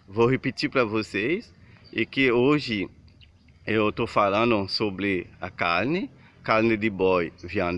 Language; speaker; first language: Portuguese; non-native, learner; Haitian Creole